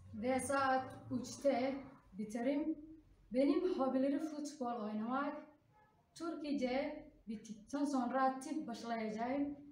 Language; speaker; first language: Turkish; non-native, learner; Somali